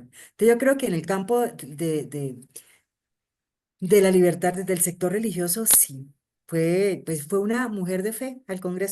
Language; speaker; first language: Spanish; native; Spanish